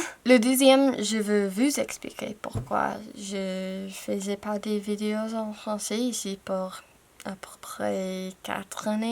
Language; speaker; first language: French; non-native, fluent; English